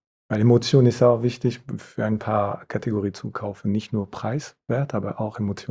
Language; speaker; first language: German; non-native, fluent; French